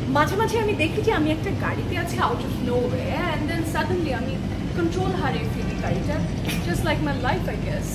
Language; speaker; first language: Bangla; early bilingual, heritage; Bangla